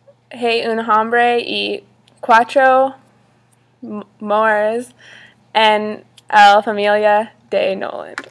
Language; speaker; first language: Spanish; non-native, learner; English